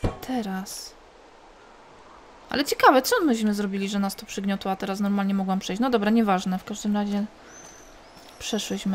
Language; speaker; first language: Polish; native; Polish